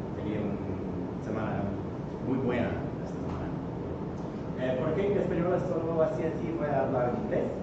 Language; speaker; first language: Spanish; non-native, learner; English